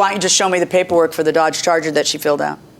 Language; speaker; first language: English; native; English